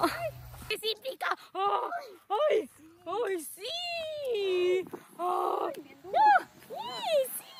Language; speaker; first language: Spanish; non-native, fluent; Japanese